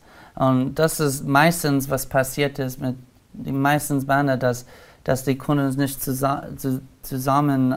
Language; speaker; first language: German; non-native, learner; English